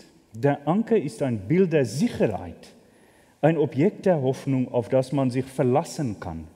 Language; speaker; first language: German; non-native, fluent; Afrikaans